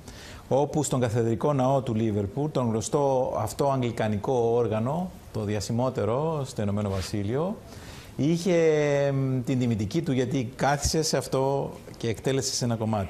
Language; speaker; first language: Greek; native; Greek